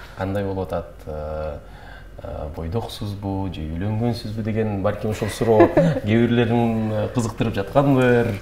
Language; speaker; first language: Kyrgyz; native; Kyrgyz